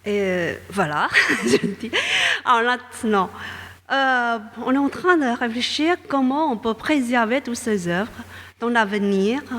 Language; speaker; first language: French; non-native, fluent; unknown